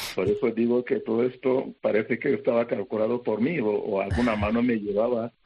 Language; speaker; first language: Spanish; non-native, fluent; Kinyarwanda